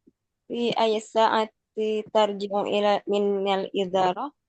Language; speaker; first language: Arabic; non-native, learner; Indonesian